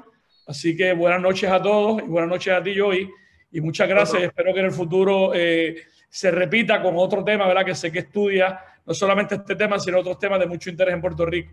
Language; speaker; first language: Spanish; native; Spanish